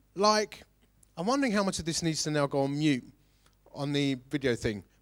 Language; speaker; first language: English; native; English